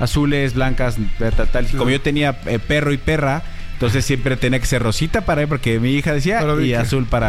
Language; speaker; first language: Spanish; native; Spanish